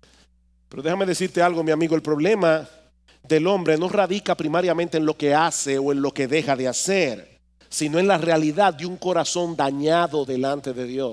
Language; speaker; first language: Spanish; native; Spanish